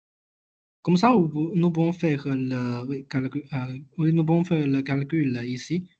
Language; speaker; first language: French; non-native, learner; Chinese